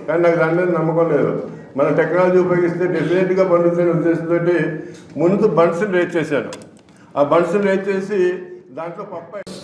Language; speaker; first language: Telugu; native; Telugu